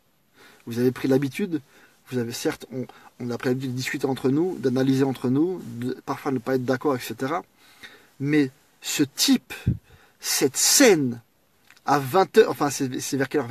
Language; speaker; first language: French; native; French